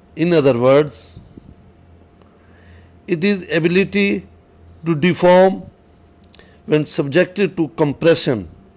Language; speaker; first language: English; non-native, local second language; Urdu